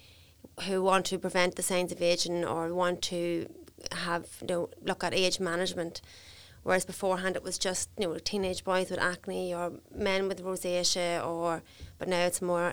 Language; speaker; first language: English; native; English